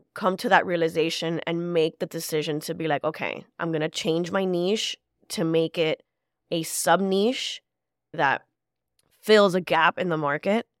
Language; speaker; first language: English; early bilingual, other home language; Spanish